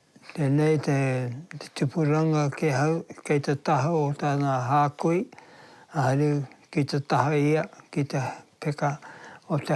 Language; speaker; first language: Māori; non-native, local second language; English